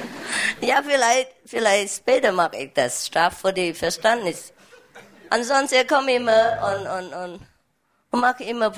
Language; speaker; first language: German; non-native, fluent; Vietnamese